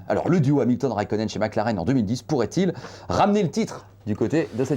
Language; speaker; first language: French; native; French